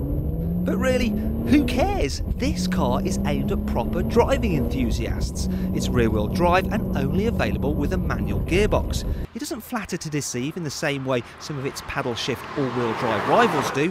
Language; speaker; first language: English; native; English